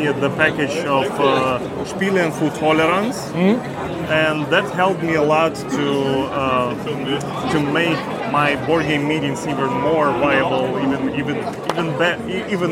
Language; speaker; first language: English; non-native, fluent; Ukrainian